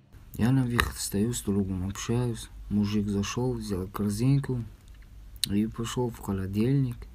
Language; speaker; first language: Russian; non-native, learner; Tajik